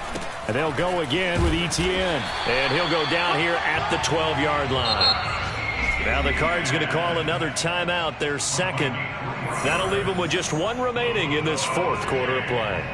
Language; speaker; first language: English; native; English